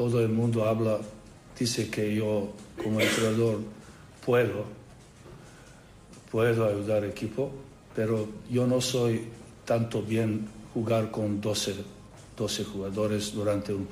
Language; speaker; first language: Spanish; non-native, learner; Serbian